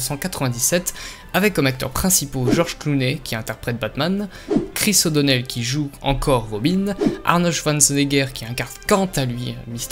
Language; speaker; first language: French; native; French